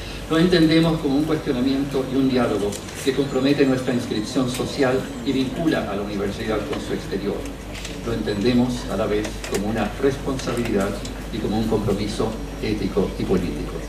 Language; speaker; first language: Spanish; native; Spanish